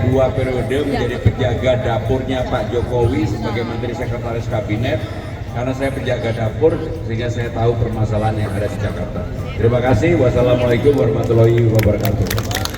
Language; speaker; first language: Indonesian; native; Indonesian